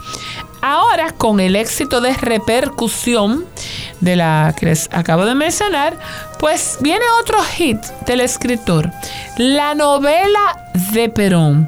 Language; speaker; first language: Spanish; native; Spanish